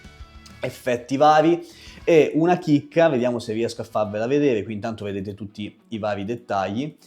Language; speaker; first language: Italian; native; Italian